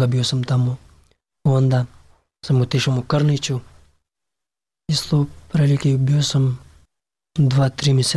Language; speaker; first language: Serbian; non-native, learner; Pashto